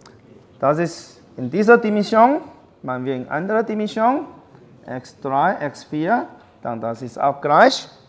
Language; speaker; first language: German; non-native, fluent; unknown